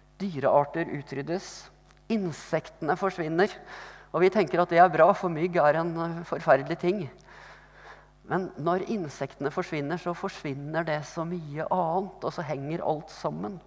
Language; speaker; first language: Norwegian; native; Norwegian